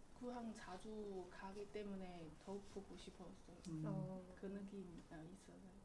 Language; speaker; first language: Korean; non-native, learner; Chinese